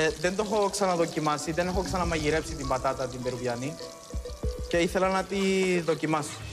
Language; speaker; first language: Greek; early bilingual, other home language; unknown